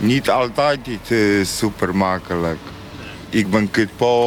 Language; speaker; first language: Dutch; non-native, learner; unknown